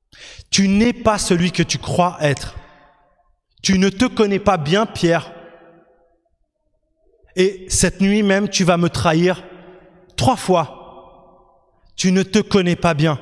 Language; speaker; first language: French; native; French